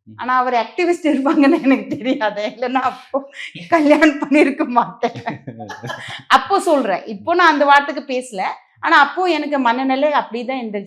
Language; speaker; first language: Tamil; non-native, local second language; Marwari